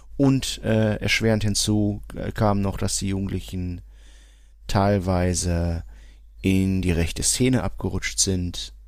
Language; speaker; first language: German; early bilingual, other home language; Portuguese